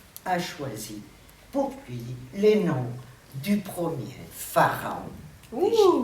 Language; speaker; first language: French; non-native, learner; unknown